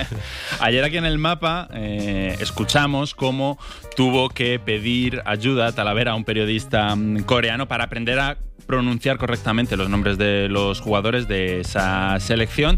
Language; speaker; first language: Spanish; native; Spanish